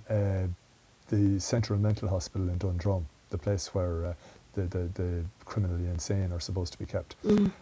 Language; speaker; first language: English; native; English